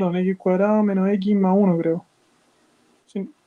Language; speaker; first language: Spanish; native; Spanish